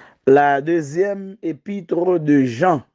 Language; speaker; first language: French; non-native, learner; Haitian Creole